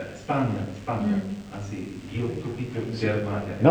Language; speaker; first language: Italian; non-native, fluent; German